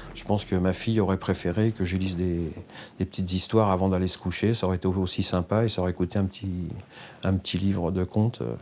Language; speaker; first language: French; native; French